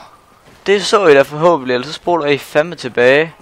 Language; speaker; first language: Danish; native; Danish